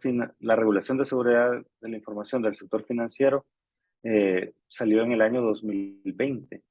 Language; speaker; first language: Spanish; native; Spanish